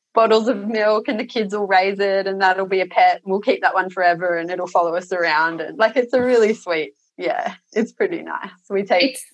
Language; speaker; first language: English; native; English